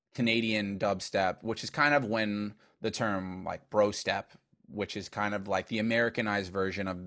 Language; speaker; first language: English; native; English